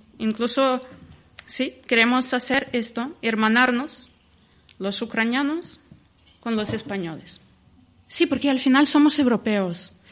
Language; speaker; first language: Spanish; non-native, fluent; Ukrainian